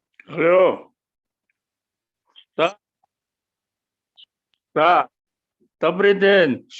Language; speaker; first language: Russian; non-native, fluent; Mongolian